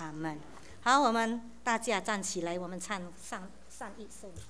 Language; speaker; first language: Chinese; native; Chinese